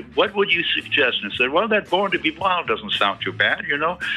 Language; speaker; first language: English; early bilingual, other home language; German